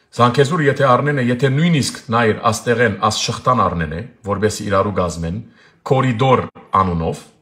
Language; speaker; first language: Armenian; early bilingual, heritage; Armenian